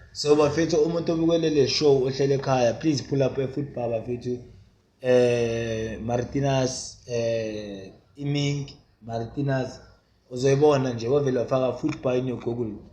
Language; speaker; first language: Zulu; native; Zulu